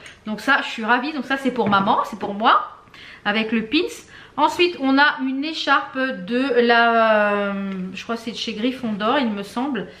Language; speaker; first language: French; native; French